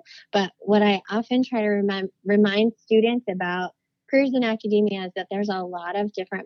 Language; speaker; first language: English; native; English